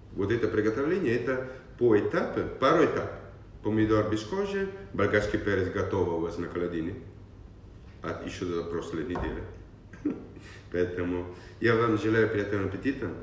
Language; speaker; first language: Russian; non-native, learner; Italian